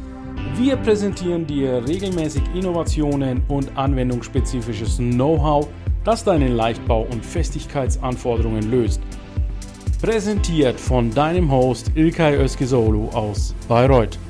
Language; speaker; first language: German; native; German